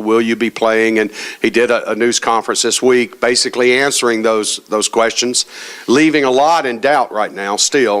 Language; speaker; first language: English; native; English